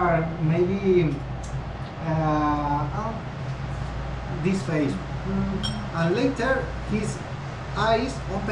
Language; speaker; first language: English; non-native, learner; Spanish